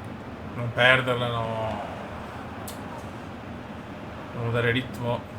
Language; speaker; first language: Italian; native; Italian